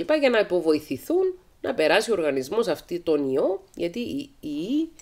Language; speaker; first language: Greek; native; Greek